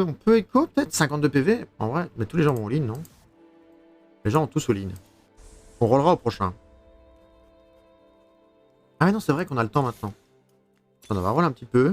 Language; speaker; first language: French; native; French